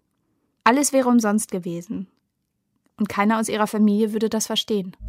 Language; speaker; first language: German; native; German